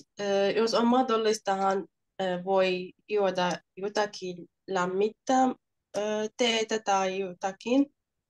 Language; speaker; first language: Finnish; non-native, learner; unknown